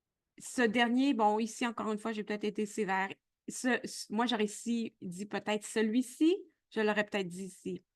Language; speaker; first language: French; native; French